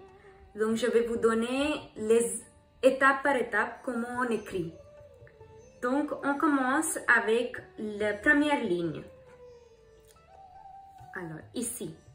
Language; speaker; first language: French; non-native, learner; Hindi